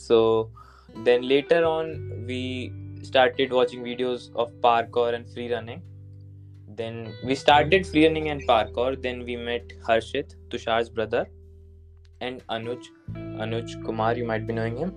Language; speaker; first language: English; non-native, local second language; Hindi